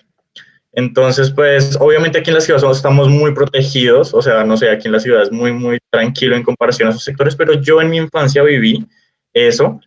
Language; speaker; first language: Spanish; native; Spanish